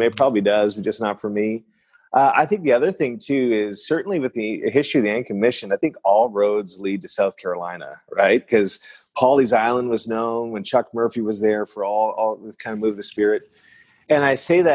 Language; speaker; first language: English; non-native, fluent; French